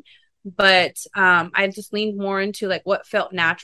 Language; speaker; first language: English; native; English